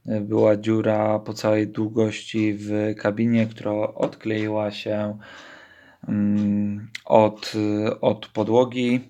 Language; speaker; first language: Polish; native; Polish